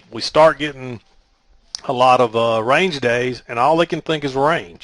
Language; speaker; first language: English; native; English